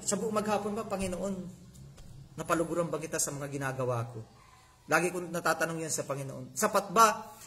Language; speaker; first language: Filipino; native; Filipino